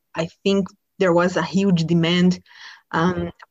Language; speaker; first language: English; non-native, fluent; Portuguese